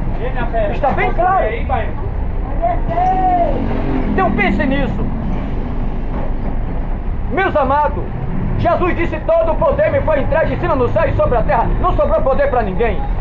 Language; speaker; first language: Portuguese; native; Portuguese